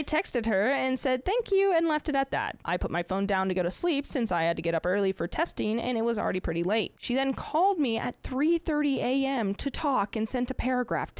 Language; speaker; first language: English; native; English